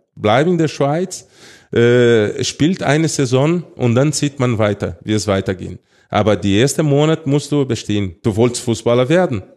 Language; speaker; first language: German; non-native, fluent; Portuguese